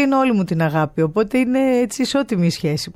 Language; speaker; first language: Greek; native; Greek